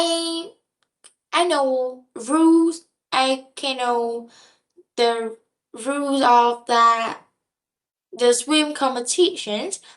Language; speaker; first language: English; non-native, learner; Vietnamese